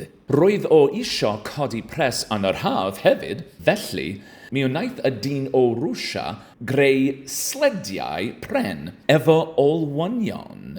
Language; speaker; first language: Welsh; non-native, learner; English